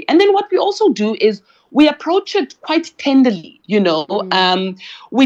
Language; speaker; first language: English; non-native, local second language; Xhosa